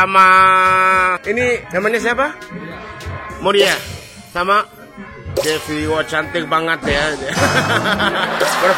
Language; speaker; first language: Indonesian; non-native, learner; Japanese